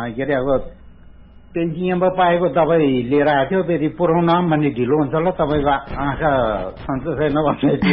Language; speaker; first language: Nepali; non-native, local second language; Gurung